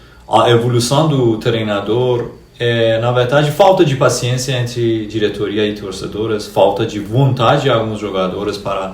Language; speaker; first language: Portuguese; non-native, fluent; Persian